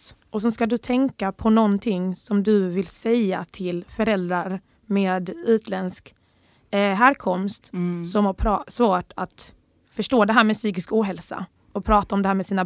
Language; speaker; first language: Swedish; early bilingual, other home language; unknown